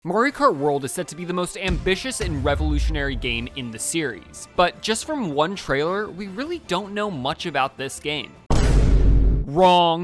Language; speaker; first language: English; native; English